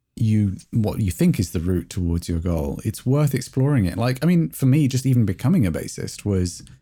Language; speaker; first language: English; native; English